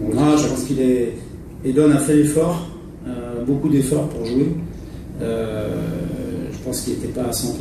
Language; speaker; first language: French; native; French